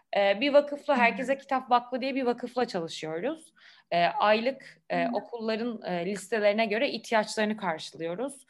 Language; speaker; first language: Turkish; native; Turkish